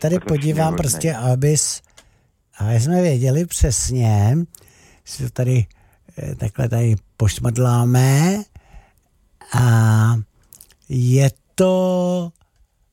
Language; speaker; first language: Czech; native; Czech